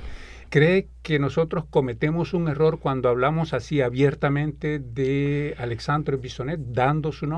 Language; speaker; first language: Spanish; native; Spanish